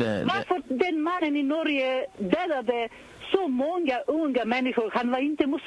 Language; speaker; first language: Swedish; non-native, fluent; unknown